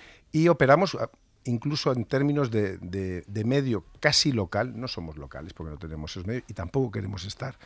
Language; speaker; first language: Spanish; native; Spanish